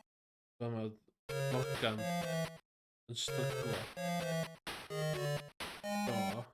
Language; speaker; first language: Dutch; non-native, learner; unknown